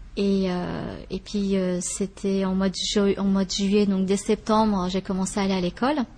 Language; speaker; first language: French; early bilingual, other home language; Persian